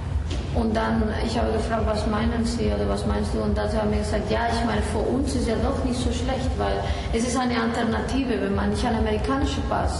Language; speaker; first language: German; non-native, fluent; Spanish